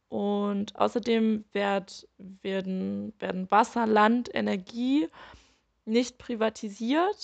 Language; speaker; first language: German; native; German